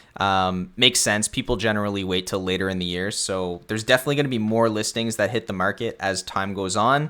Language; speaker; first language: English; native; English